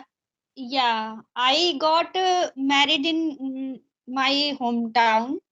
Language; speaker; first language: English; non-native, learner; Hindi